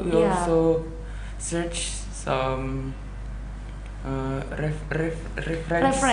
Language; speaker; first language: English; non-native, learner; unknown